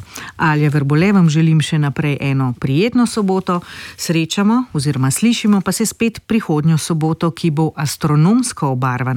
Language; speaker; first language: Slovenian; native; Slovenian